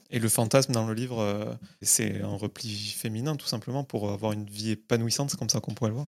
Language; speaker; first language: French; native; French